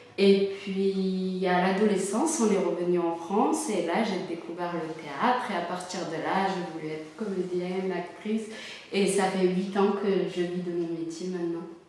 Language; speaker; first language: French; early bilingual, other home language; Amharic